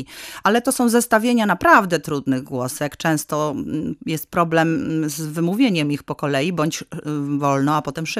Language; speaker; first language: Polish; native; Polish